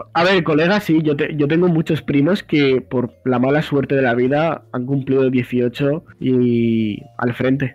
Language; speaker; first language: Spanish; early bilingual, other home language; Russian